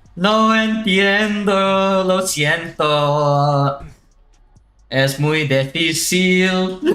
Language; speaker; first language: Spanish; non-native, learner; English